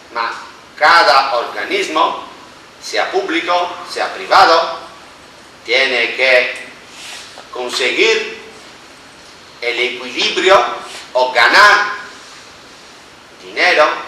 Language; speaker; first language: Spanish; non-native, fluent; Italian